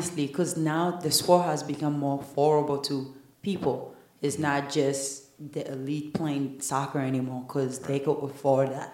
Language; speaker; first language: English; non-native, fluent; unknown